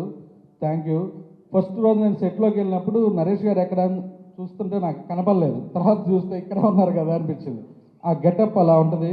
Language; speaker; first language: Telugu; native; Telugu